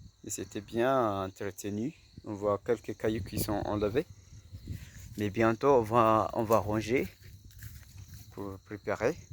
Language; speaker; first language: French; non-native, fluent; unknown